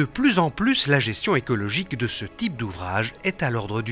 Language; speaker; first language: French; native; French